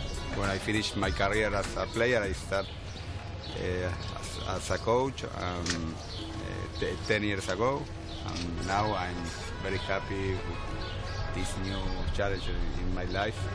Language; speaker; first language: English; non-native, learner; Spanish